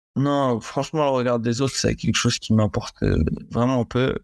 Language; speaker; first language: French; native; French